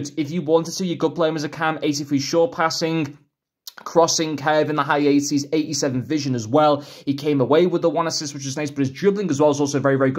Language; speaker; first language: English; native; English